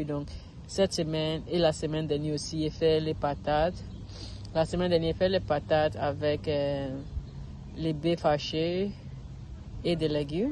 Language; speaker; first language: French; non-native, learner; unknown